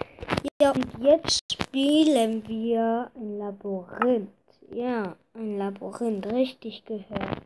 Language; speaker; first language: German; early bilingual, other home language; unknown